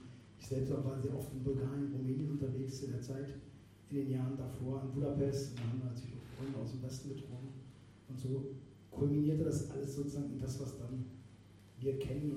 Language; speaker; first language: German; native; German